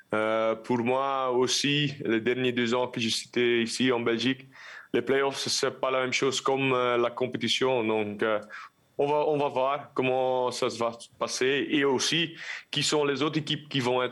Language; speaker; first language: French; non-native, local second language; Dutch